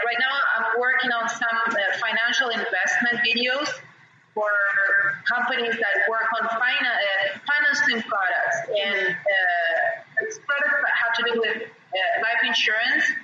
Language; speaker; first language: English; non-native, fluent; Spanish